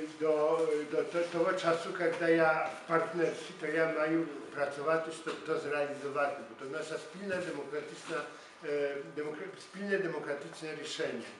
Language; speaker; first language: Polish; non-native, learner; Ukrainian